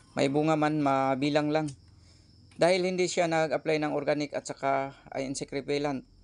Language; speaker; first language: Filipino; non-native, local second language; Cebuano